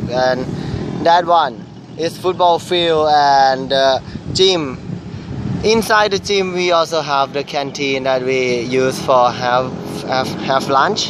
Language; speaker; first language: English; non-native, learner; Thai